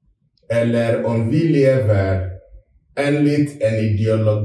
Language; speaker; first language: Swedish; non-native, fluent; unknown